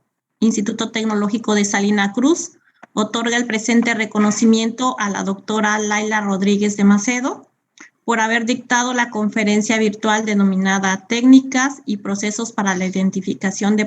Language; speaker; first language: Spanish; native; Spanish